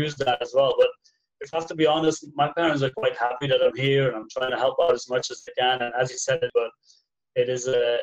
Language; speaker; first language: English; non-native, fluent; Dutch